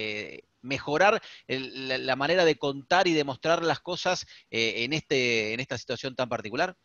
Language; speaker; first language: Spanish; native; Spanish